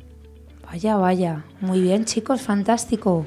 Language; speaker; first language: Spanish; native; Spanish